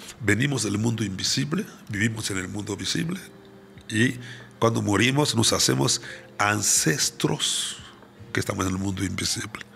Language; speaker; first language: Spanish; non-native, fluent; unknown